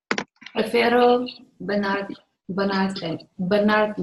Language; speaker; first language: Spanish; non-native, learner; English